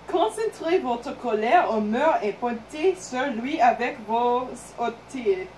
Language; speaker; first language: French; non-native, learner; English